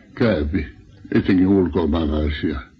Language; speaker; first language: Finnish; non-native, local second language; Swedish